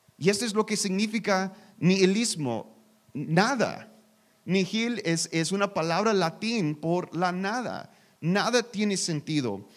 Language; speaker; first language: Spanish; non-native, learner; English